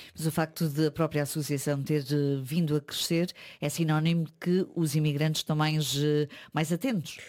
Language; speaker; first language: Portuguese; early bilingual, heritage; Portuguese